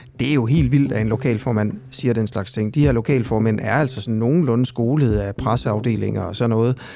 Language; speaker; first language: Danish; native; Danish